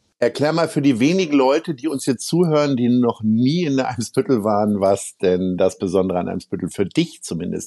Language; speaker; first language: German; native; German